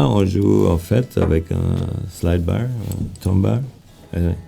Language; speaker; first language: French; non-native, fluent; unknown